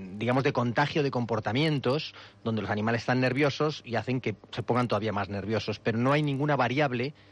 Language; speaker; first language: Spanish; native; Spanish